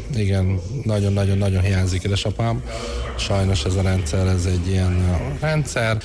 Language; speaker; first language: Hungarian; non-native, local second language; Romany